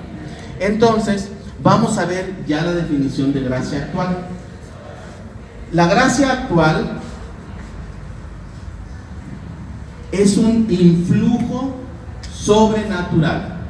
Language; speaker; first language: Spanish; native; Spanish